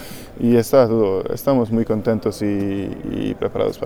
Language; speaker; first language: Spanish; non-native, learner; Hungarian